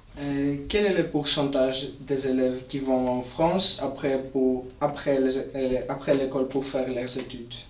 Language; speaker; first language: French; non-native, learner; Greek